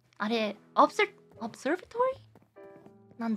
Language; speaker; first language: Japanese; non-native, learner; English